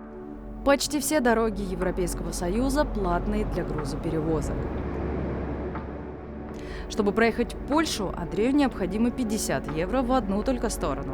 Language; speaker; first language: Russian; native; Russian